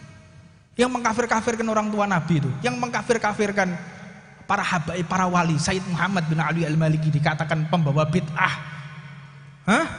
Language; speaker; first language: Indonesian; non-native, local second language; Javanese